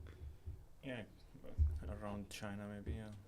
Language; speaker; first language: English; non-native, learner; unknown